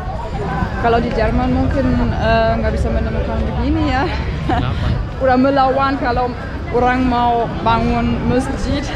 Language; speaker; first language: Indonesian; non-native, fluent; German